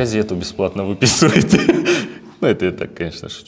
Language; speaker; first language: Russian; native; Russian